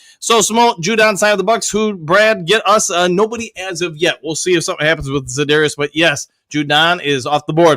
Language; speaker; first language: English; native; English